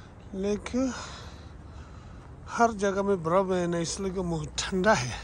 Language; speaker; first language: Hindi; non-native, local second language; Tibetan